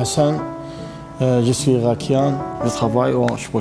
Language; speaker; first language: French; non-native, learner; Arabic